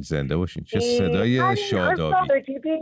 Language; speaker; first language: Persian; native; Persian